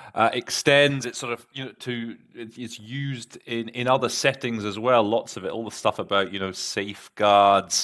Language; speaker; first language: English; native; English